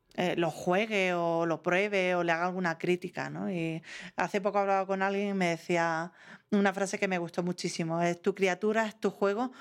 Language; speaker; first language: Spanish; native; Spanish